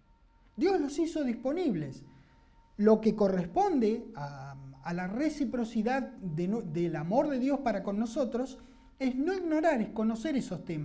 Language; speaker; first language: Spanish; native; Spanish